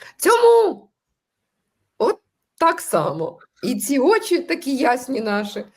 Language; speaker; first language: Ukrainian; non-native, local second language; Russian